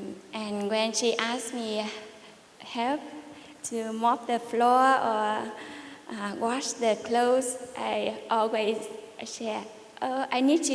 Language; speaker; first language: English; non-native, learner; Vietnamese